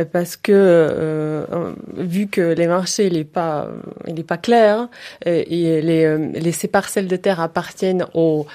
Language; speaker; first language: French; non-native, fluent; Ukrainian